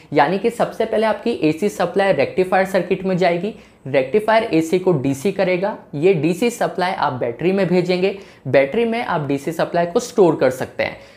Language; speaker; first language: Hindi; native; Hindi